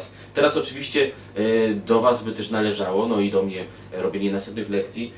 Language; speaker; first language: Polish; native; Polish